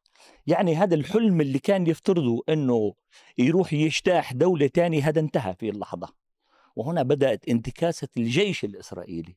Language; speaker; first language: Arabic; native; Arabic